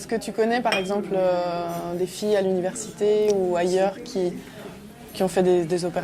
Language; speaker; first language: French; native; French